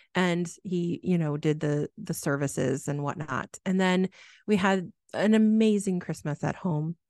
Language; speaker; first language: English; native; English